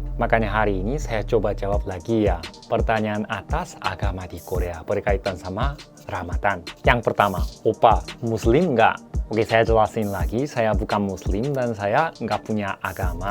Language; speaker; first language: Indonesian; non-native, fluent; Korean